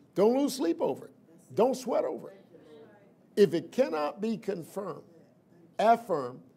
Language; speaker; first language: English; native; English